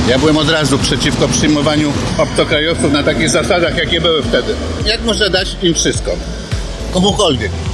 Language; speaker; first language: Polish; native; Polish